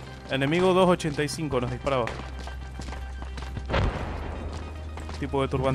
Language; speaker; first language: Spanish; native; Spanish